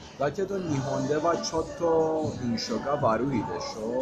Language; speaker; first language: Japanese; non-native, fluent; Persian